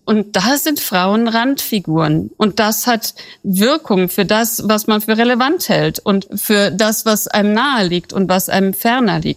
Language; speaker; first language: German; native; German